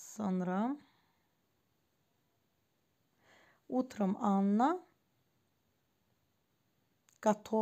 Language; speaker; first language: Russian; non-native, fluent; Azerbaijani